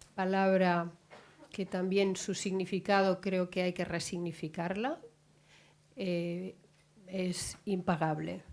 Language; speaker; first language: Spanish; non-native, local second language; Catalan